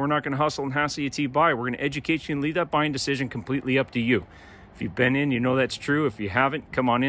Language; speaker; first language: English; native; English